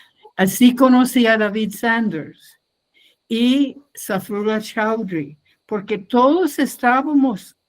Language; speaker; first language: Spanish; non-native, fluent; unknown